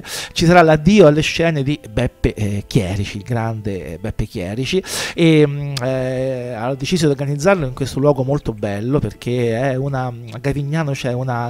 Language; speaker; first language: Italian; native; Italian